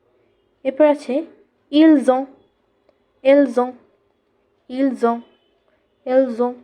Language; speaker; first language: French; non-native, fluent; Bangla